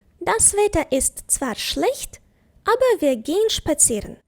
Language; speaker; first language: German; non-native, fluent; Ukrainian